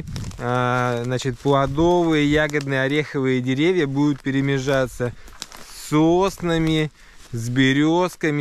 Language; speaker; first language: Russian; native; Russian